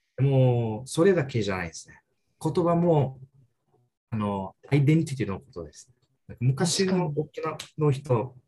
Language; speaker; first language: Japanese; early bilingual, heritage; Japanese